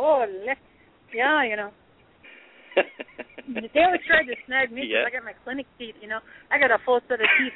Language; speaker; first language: English; early bilingual, other home language; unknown